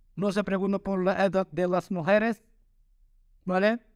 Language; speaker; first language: Spanish; non-native, learner; Turkish